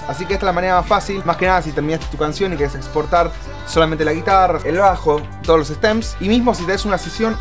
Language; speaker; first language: Spanish; native; Spanish